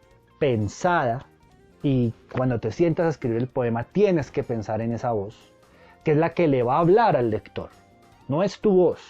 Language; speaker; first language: Spanish; native; Spanish